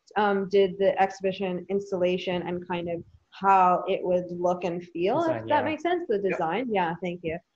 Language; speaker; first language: English; native; English